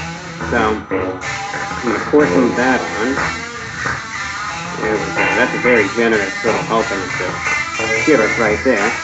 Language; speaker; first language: English; native; English